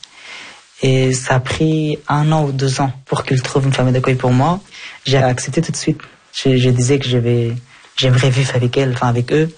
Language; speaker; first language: French; early bilingual, other home language; Persian